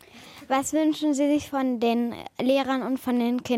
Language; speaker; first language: German; native; German